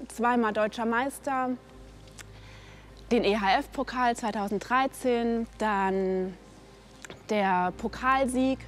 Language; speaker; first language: German; native; German